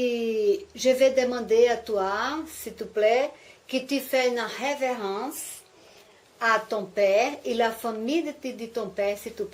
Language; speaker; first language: French; non-native, learner; Portuguese